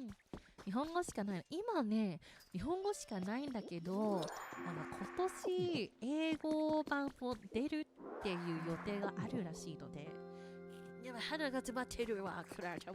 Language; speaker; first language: Japanese; native; Japanese